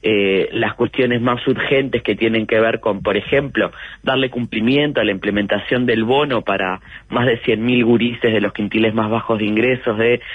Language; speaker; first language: Spanish; native; Spanish